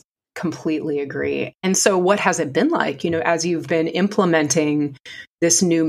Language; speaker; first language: English; native; English